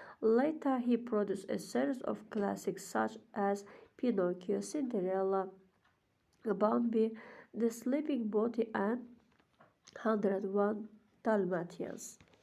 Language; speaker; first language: English; non-native, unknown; Azerbaijani